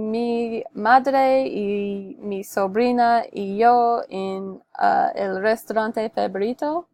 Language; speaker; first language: Spanish; non-native, learner; English